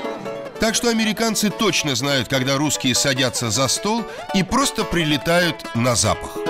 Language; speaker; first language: Russian; native; Russian